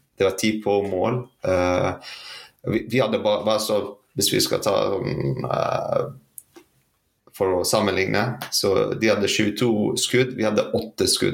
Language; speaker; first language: Norwegian; non-native, fluent; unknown